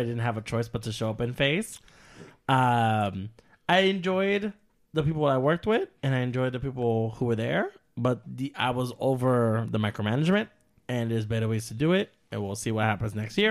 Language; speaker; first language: English; native; English